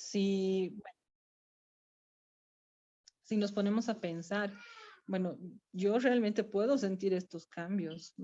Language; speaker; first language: Spanish; native; Spanish